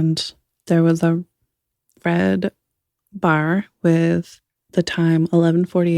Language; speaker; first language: English; native; English